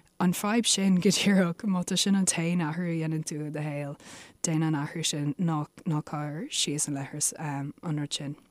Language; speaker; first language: Irish; non-native, local second language; English